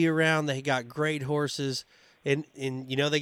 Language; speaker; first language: English; native; English